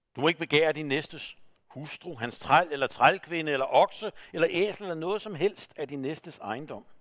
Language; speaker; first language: Danish; native; Danish